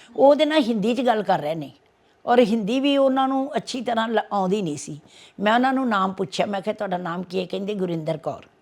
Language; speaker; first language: Punjabi; native; Punjabi